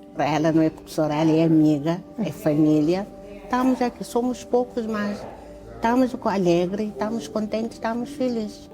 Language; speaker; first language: Portuguese; non-native, local second language; Kabuverdianu